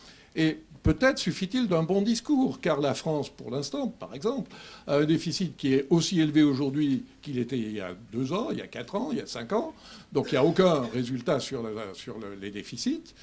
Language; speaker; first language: French; native; French